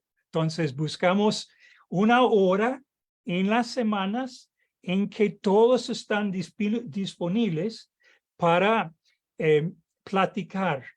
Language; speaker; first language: Spanish; non-native, fluent; English